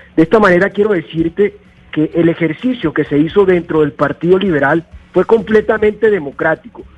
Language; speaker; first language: Spanish; native; Spanish